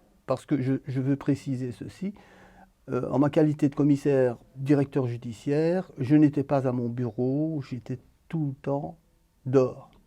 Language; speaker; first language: French; native; French